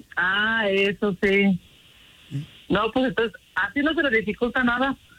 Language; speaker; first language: Spanish; native; Spanish